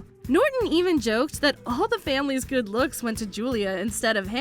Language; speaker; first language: English; native; English